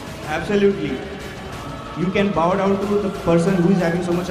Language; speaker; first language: English; non-native, local second language; Hindi